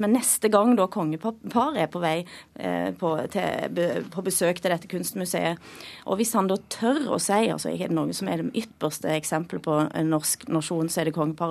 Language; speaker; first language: Norwegian; native; Norwegian